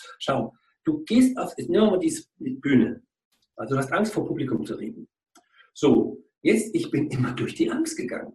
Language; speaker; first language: German; native; German